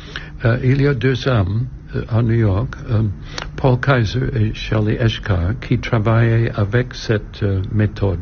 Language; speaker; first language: French; non-native, learner; English